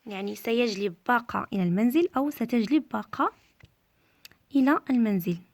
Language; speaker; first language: Arabic; native; Arabic